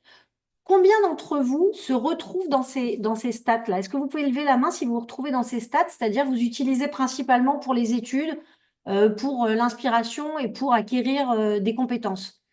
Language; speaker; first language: French; native; French